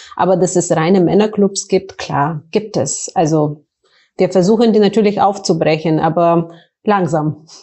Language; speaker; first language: German; non-native, fluent; Bulgarian